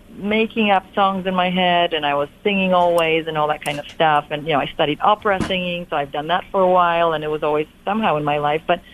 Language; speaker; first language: English; non-native, fluent; Polish